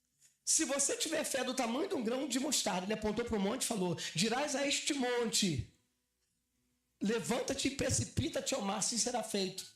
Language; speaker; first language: Portuguese; native; Portuguese